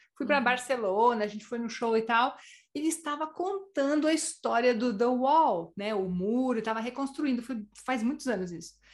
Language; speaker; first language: Portuguese; native; Portuguese